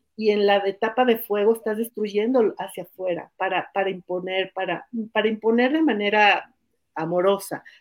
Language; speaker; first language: Spanish; native; Spanish